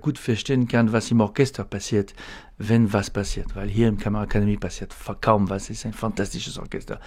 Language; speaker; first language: German; non-native, fluent; French